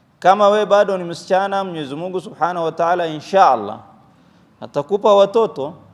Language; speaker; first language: Swahili; non-native, local second language; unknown